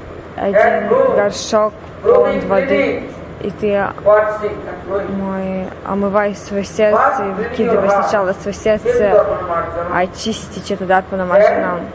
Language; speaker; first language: Russian; non-native, fluent; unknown